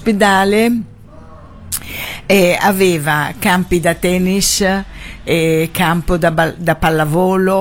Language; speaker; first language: Italian; non-native, fluent; Arabic